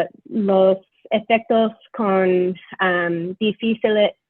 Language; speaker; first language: Spanish; non-native, fluent; English